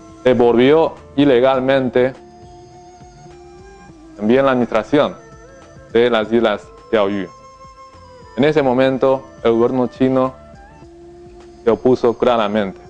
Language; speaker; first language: Spanish; non-native, fluent; Chinese